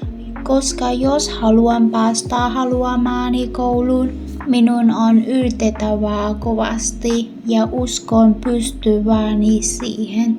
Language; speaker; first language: Finnish; non-native, learner; Vietnamese